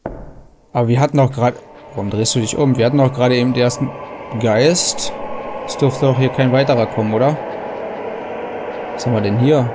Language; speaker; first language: German; native; German